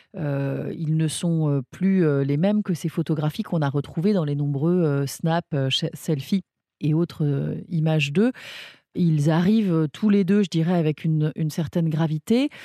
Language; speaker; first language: French; native; French